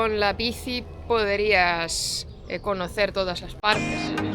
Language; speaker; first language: Spanish; non-native, fluent; Estonian